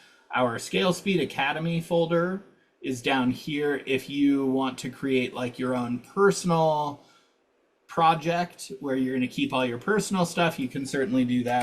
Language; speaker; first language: English; native; English